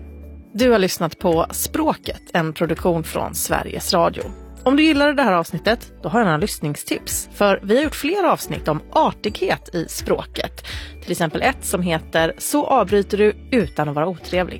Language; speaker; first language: Swedish; native; Swedish